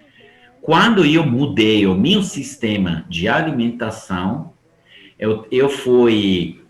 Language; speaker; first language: Portuguese; non-native, fluent; Italian